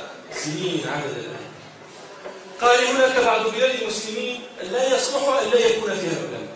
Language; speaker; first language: Arabic; native; Arabic